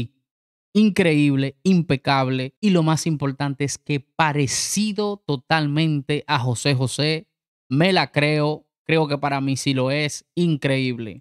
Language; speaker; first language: Spanish; native; Spanish